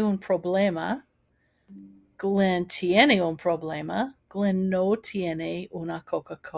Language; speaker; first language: Spanish; non-native, fluent; English